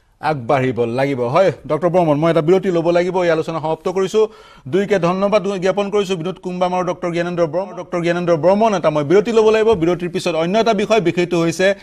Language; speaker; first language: Assamese; native; Assamese